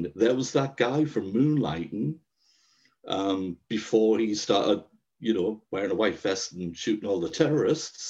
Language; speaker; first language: English; native; English